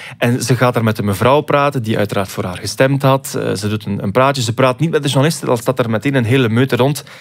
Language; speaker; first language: Dutch; native; Dutch